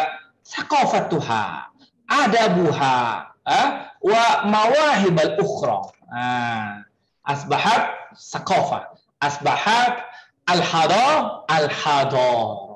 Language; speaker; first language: Arabic; non-native, fluent; Indonesian